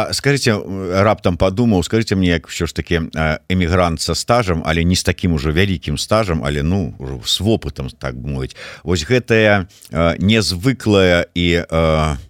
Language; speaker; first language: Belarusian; non-native, local second language; Russian